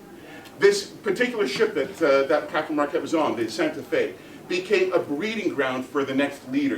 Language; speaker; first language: English; native; English